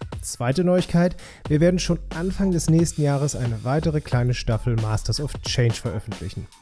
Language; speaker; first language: German; native; German